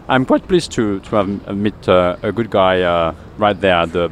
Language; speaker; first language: English; non-native, fluent; French